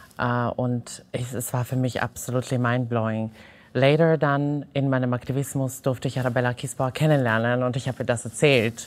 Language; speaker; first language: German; non-native, fluent; Serbian